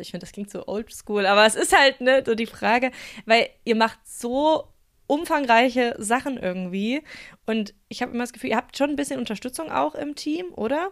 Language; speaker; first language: German; native; German